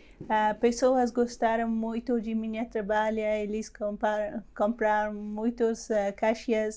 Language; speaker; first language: Portuguese; non-native, learner; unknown